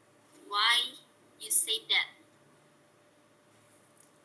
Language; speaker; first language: English; non-native, learner; Indonesian